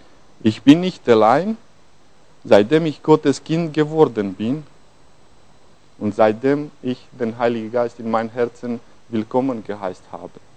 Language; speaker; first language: German; non-native, fluent; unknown